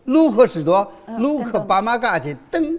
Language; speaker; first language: Russian; non-native, learner; Chinese